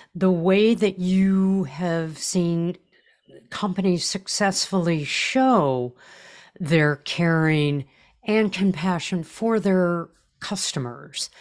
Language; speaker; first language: English; native; English